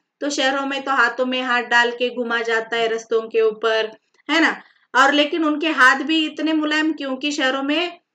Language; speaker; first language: Hindi; non-native, local second language; Marathi